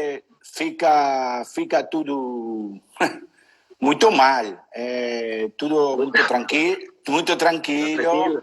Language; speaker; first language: Portuguese; non-native, learner; Spanish